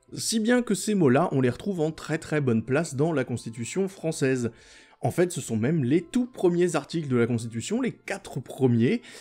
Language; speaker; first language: French; native; French